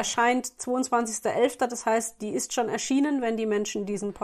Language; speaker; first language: German; native; German